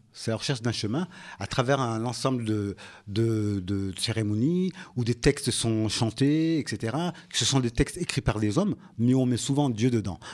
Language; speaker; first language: French; early bilingual, other home language; Ngazidja Comorian